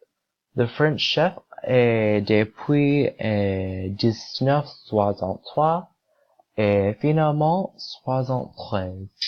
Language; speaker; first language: French; non-native, learner; English